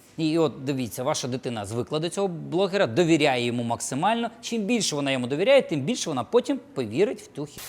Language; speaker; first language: Ukrainian; non-native, local second language; Russian